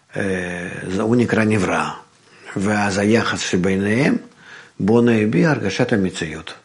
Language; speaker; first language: Hebrew; non-native, fluent; Russian